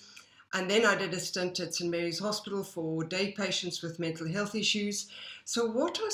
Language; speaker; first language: English; native; English